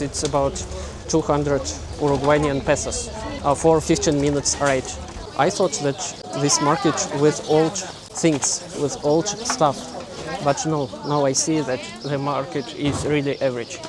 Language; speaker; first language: English; non-native, learner; Russian